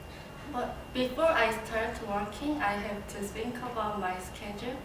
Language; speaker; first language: English; non-native, learner; Korean